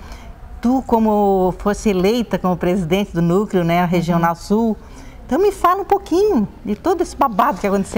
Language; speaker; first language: Portuguese; native; Portuguese